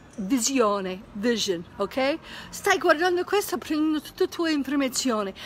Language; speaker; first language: Italian; non-native, fluent; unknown